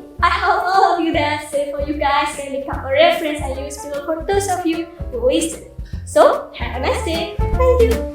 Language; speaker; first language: English; non-native, learner; Indonesian